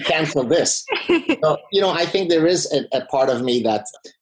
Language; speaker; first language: English; non-native, fluent; Arabic